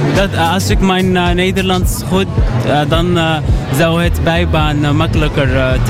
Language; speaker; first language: Dutch; non-native, learner; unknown